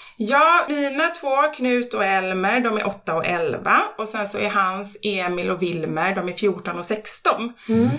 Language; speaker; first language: Swedish; native; Swedish